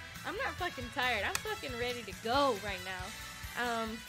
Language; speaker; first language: English; early bilingual, other home language; Spanish